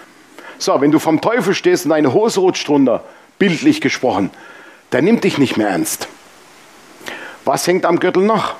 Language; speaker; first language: German; native; German